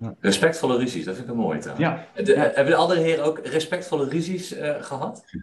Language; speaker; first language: Dutch; native; Dutch